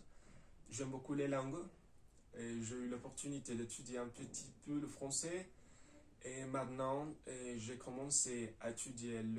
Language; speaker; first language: French; non-native, learner; Spanish